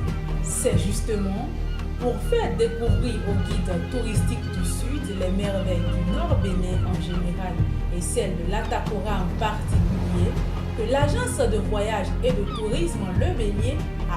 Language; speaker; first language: French; native; French